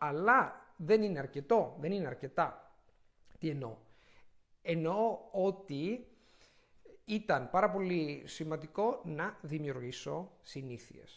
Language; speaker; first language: Greek; non-native, fluent; Italian